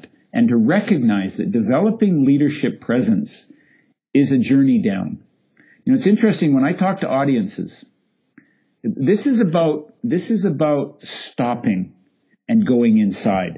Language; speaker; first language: English; native; English